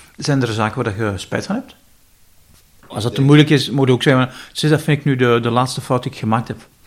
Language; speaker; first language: Dutch; native; Dutch